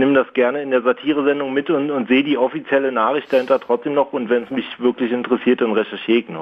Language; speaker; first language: German; native; German